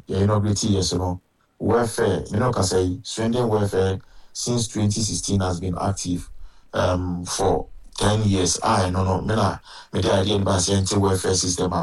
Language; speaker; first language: English; non-native, local second language; Akan